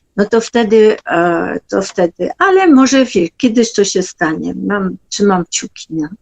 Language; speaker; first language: Polish; non-native, fluent; French